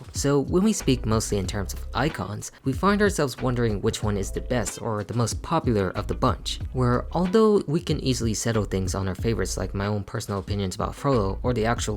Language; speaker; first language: English; native; English